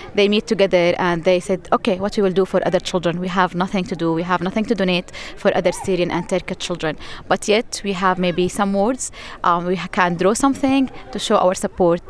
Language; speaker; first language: English; non-native, fluent; Arabic